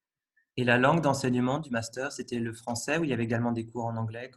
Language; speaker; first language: French; native; French